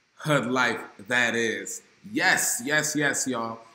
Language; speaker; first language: English; native; English